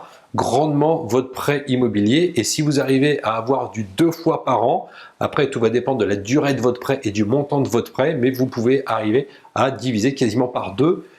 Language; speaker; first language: French; native; French